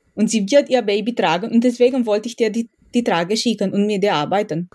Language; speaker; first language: German; non-native, fluent; Romanian